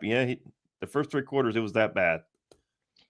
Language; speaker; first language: English; native; English